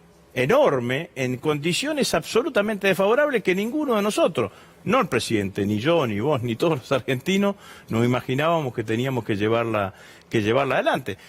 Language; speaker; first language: Spanish; native; Spanish